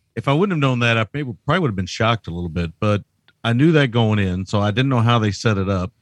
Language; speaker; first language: English; native; English